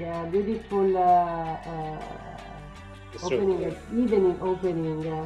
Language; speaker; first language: English; non-native, learner; Italian